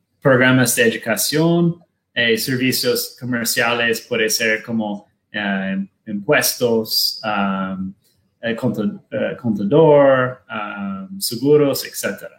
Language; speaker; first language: Spanish; non-native, learner; Portuguese